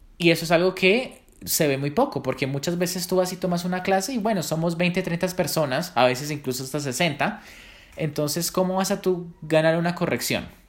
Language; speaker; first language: Spanish; native; Spanish